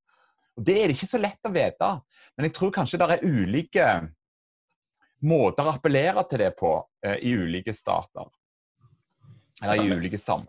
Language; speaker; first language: Norwegian; native; Norwegian